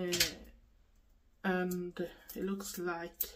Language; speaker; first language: English; non-native, fluent; Swedish